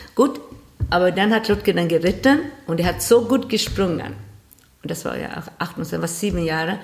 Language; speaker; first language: German; non-native, learner; Swedish